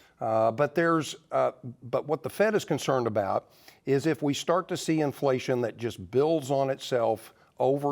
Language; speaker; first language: English; native; English